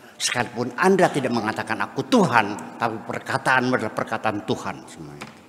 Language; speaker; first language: Indonesian; non-native, local second language; Javanese